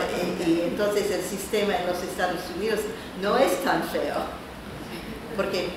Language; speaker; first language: Spanish; non-native, learner; English